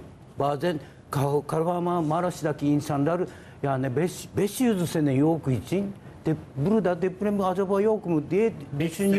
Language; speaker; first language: Turkish; non-native, learner; Japanese